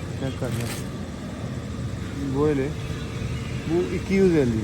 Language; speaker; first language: Turkish; non-native, learner; Urdu